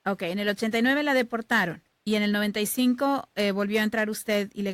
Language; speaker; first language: Spanish; native; Spanish